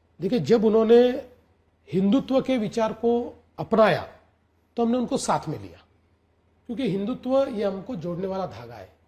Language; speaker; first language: Hindi; non-native, local second language; Marathi